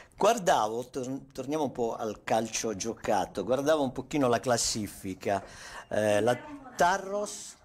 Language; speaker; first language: Italian; native; Italian